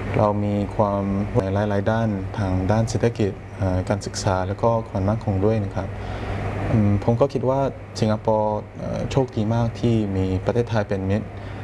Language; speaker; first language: Thai; non-native, fluent; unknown